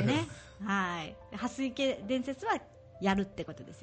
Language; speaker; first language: Japanese; native; Japanese